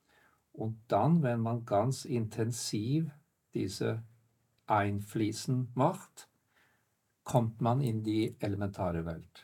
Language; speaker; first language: German; non-native, fluent; Norwegian